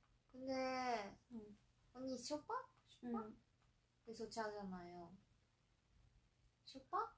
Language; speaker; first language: Korean; non-native, fluent; Japanese